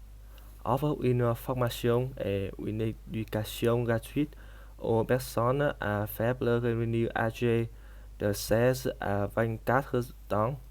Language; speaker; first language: French; non-native, learner; Vietnamese